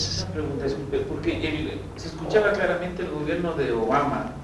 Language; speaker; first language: Spanish; native; Spanish